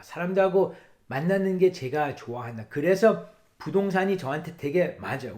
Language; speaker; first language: Korean; early bilingual, heritage; English